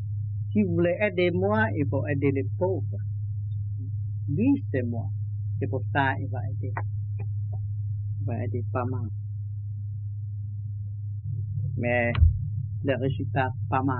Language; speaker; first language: French; non-native, learner; Vietnamese